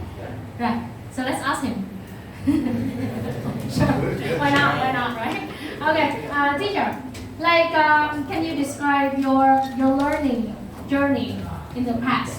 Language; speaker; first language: English; non-native, fluent; Vietnamese